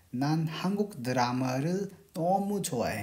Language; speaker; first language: Korean; non-native, fluent; Hindi